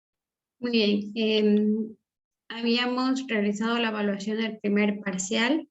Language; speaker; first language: Spanish; native; Spanish